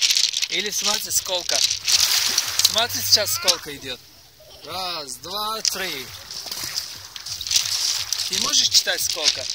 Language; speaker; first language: Russian; non-native, learner; Turkish